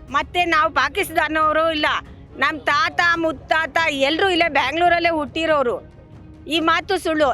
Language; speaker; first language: Kannada; non-native, local second language; Urdu